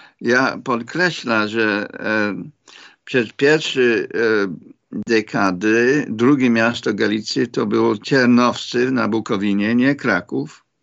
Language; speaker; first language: Polish; non-native, fluent; English